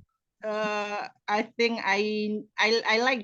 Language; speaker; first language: English; non-native, fluent; Indonesian